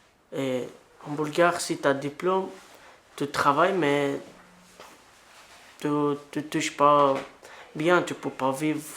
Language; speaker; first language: French; non-native, learner; Bulgarian